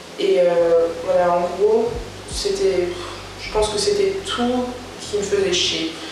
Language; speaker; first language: French; non-native, local second language; Luxembourgish